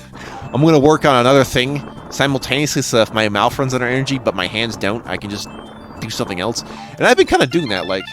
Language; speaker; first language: English; native; English